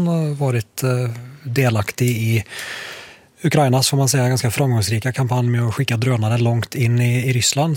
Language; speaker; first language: Swedish; native; Swedish